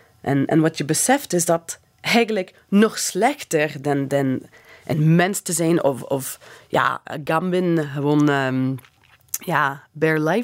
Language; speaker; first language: Dutch; non-native, fluent; English